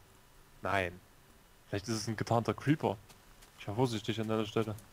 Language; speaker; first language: German; native; German